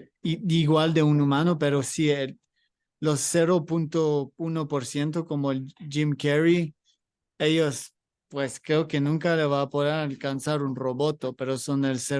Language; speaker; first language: Spanish; non-native, learner; English